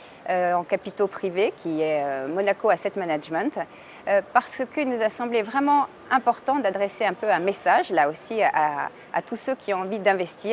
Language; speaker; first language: French; native; French